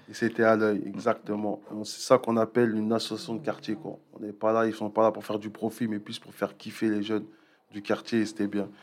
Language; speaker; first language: French; native; French